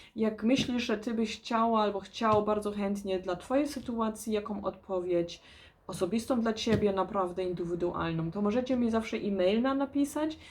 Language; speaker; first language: Polish; early bilingual, heritage; Polish